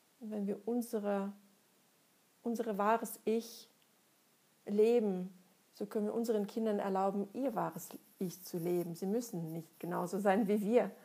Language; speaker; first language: German; non-native, fluent; Russian